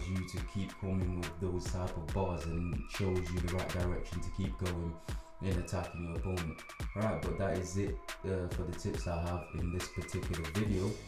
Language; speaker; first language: English; native; English